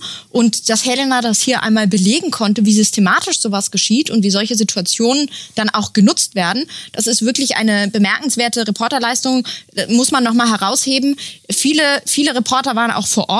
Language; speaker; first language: German; native; German